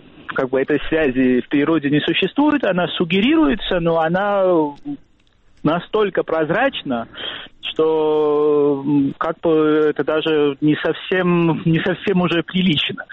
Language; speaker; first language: Russian; non-native, fluent; Georgian